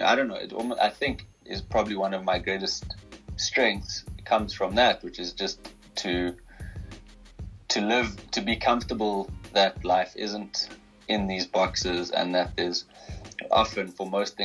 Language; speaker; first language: English; native; English